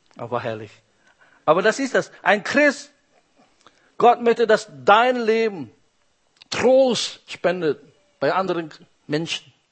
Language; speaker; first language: German; non-native, fluent; Indonesian